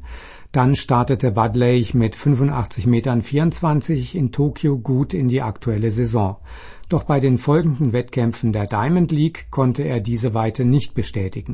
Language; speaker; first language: German; native; German